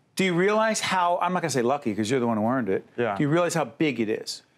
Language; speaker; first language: English; native; English